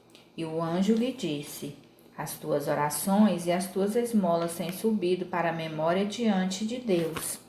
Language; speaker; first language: Portuguese; native; Portuguese